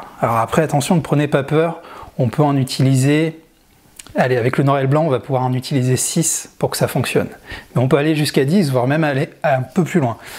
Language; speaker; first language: French; native; French